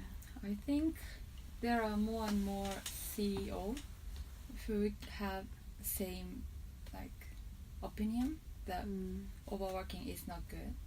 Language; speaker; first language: English; non-native, fluent; Japanese